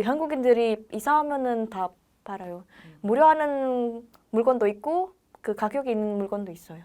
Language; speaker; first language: Korean; non-native, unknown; Indonesian